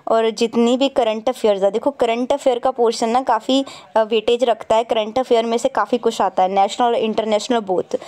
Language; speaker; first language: Hindi; non-native, local second language; Punjabi